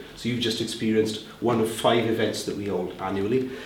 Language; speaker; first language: English; native; English